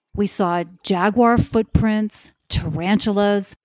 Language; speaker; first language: English; native; English